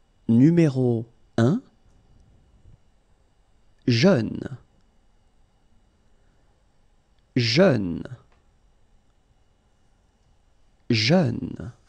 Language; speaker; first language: French; native; French